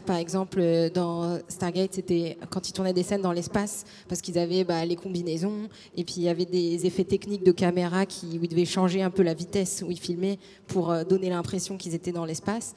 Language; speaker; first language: French; native; French